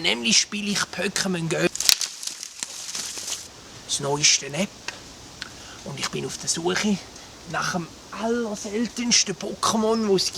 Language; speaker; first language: German; native; German